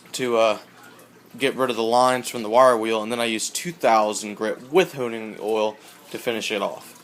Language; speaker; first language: English; native; English